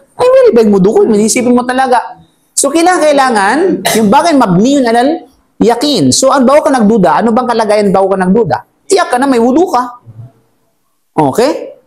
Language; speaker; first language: Filipino; native; Filipino